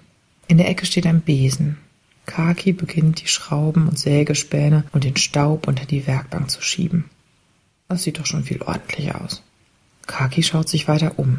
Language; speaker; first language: German; native; German